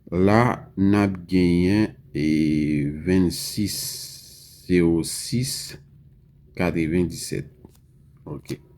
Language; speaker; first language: French; non-native, learner; Haitian Creole